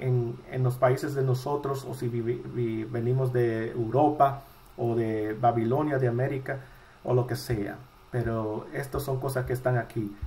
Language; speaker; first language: Spanish; early bilingual, heritage; Spanish